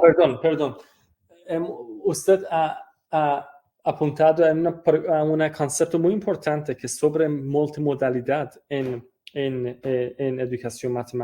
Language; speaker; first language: Spanish; non-native, fluent; Persian